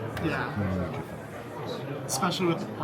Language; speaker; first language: English; native; English